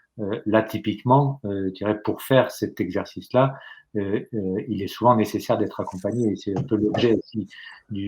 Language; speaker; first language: French; native; French